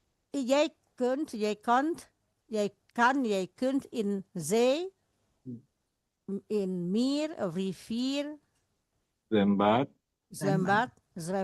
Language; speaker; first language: Dutch; non-native, fluent; Indonesian